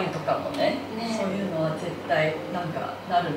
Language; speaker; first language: Japanese; non-native, fluent; Chinese